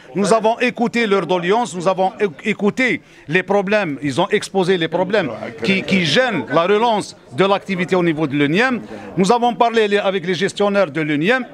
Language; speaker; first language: French; non-native, local second language; Arabic